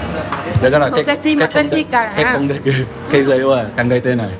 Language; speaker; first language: Japanese; non-native, learner; Indonesian